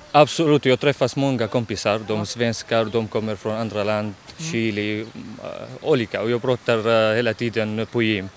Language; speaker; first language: Swedish; non-native, learner; Arabic